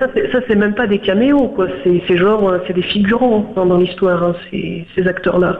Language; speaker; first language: French; native; French